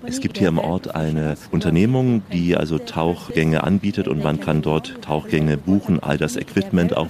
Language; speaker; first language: German; native; German